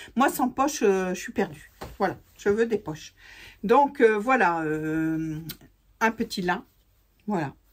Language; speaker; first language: French; native; French